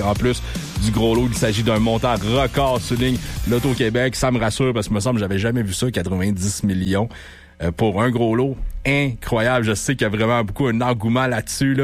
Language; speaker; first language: French; native; French